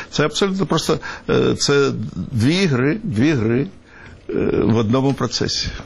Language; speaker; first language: Ukrainian; non-native, local second language; Russian